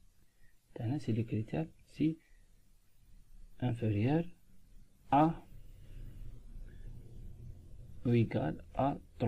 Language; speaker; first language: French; non-native, local second language; Arabic